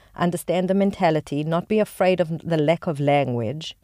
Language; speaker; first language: English; native; English